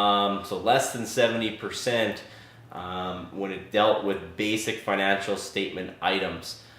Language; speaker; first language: English; native; English